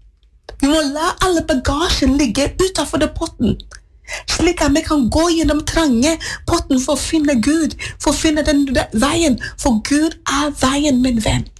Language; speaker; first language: Norwegian; non-native, fluent; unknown